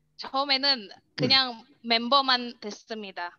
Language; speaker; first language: Korean; non-native, learner; Indonesian